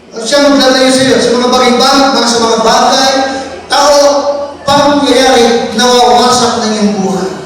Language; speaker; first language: Filipino; native; Filipino